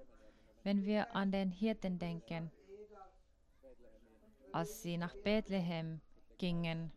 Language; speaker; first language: German; non-native, fluent; Finnish